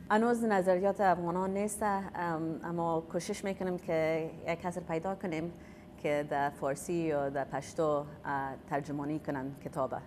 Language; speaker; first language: Persian; early bilingual, heritage; Persian